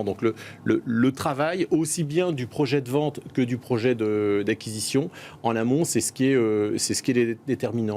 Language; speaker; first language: French; native; French